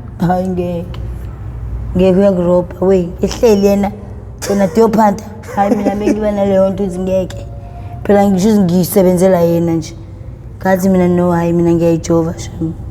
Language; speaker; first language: Zulu; native; Zulu